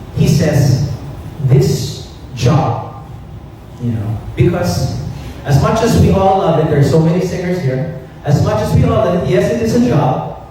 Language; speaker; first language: English; native; English